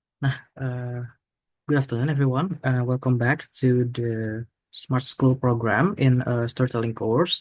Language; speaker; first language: English; non-native, fluent; Indonesian